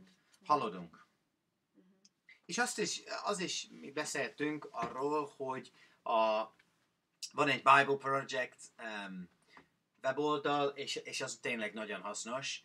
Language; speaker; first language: Hungarian; non-native, learner; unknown